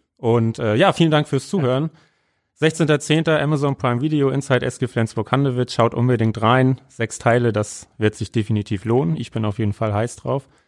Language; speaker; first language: German; native; German